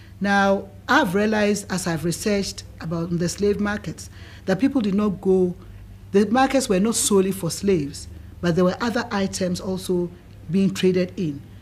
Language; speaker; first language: English; non-native, local second language; Akan